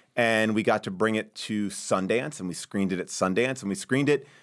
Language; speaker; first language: English; native; English